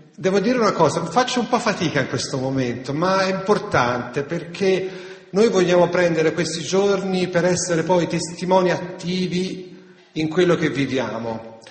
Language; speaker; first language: Italian; native; Italian